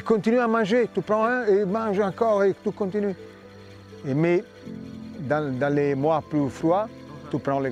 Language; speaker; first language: French; non-native, fluent; Italian